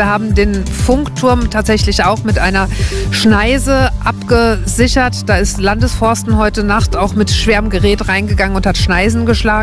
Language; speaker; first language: German; native; German